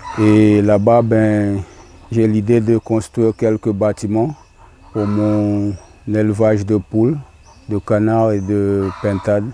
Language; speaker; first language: French; non-native, local second language; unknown